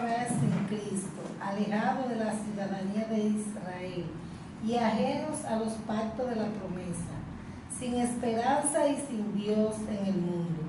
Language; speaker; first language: Spanish; native; Spanish